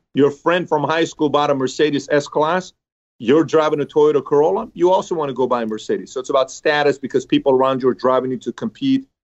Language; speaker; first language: English; early bilingual, other home language; Persian